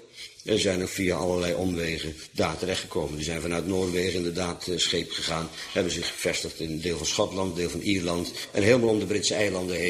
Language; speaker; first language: Dutch; native; Dutch